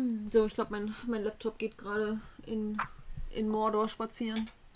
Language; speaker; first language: German; native; German